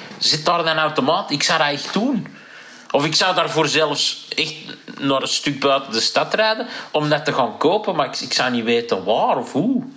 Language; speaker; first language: Dutch; native; Dutch